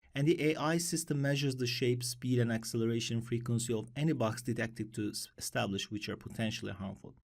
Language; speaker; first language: English; non-native, fluent; Turkish